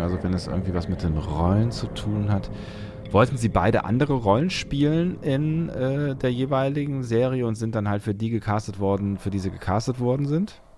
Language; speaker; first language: German; native; German